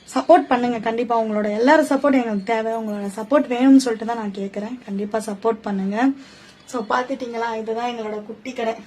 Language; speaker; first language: Tamil; non-native, local second language; Urdu